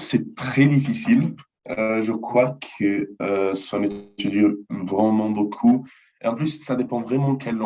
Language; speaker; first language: French; non-native, fluent; Italian